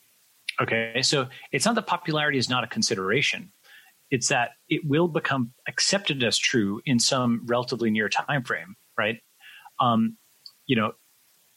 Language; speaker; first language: English; native; English